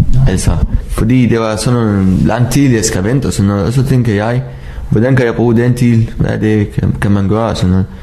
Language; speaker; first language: Danish; non-native, learner; Arabic